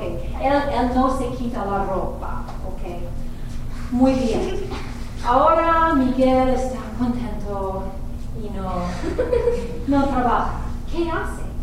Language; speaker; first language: Spanish; non-native, fluent; English